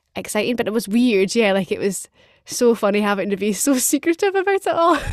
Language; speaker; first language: English; native; English